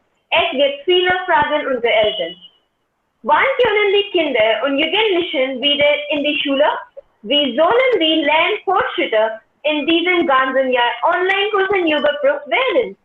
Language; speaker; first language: German; non-native, learner; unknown